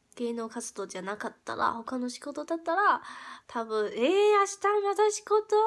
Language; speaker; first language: Japanese; non-native, fluent; Chinese